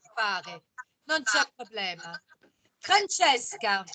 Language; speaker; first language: Italian; non-native, fluent; French